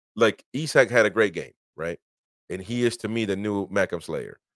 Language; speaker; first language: English; native; English